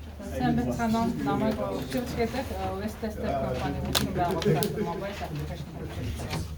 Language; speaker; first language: Mongolian; native; Mongolian